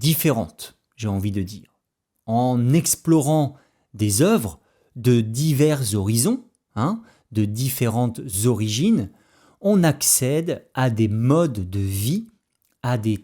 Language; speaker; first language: French; native; French